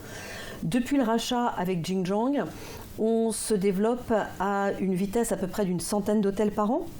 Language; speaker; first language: French; native; French